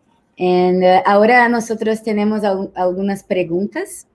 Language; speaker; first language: Spanish; non-native, learner; Portuguese